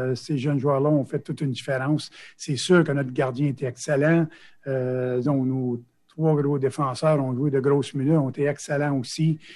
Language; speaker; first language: French; native; French